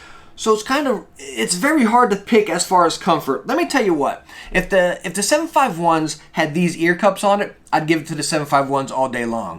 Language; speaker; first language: English; native; English